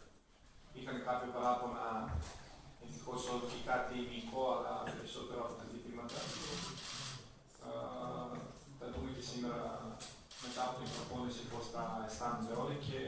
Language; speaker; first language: Greek; non-native, fluent; Serbian